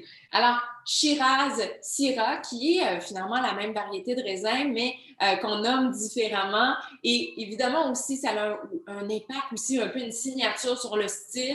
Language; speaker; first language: French; native; French